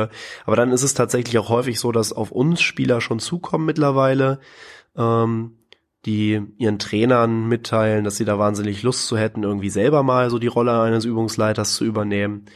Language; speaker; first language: German; native; German